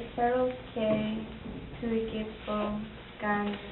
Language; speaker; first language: Spanish; non-native, learner; English